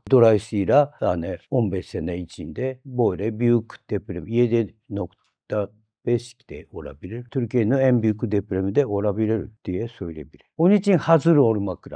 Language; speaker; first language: Turkish; non-native, fluent; Japanese